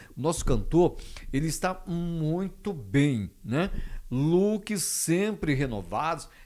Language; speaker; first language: Portuguese; native; Portuguese